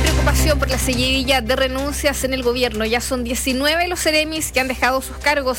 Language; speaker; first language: Spanish; native; Spanish